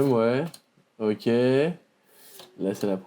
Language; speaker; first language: French; native; French